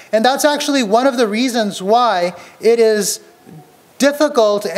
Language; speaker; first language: English; native; English